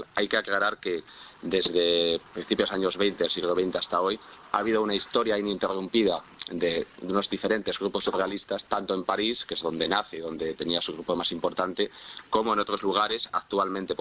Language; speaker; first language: Spanish; native; Spanish